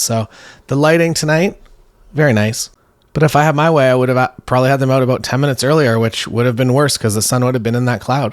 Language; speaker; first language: English; native; English